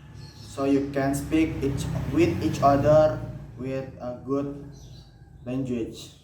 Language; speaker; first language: English; non-native, learner; Indonesian